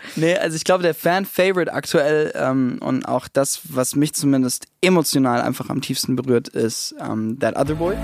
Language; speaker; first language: German; native; German